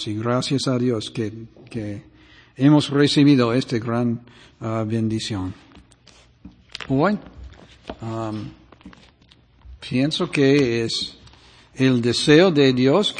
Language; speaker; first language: Spanish; non-native, fluent; English